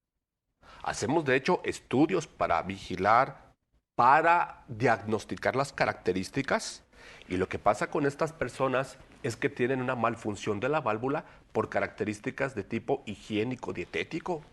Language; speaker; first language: Spanish; native; Spanish